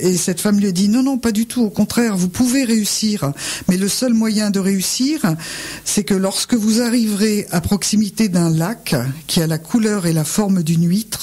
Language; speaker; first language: French; native; French